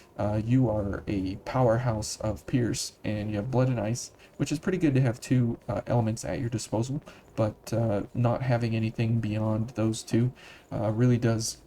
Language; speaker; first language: English; native; English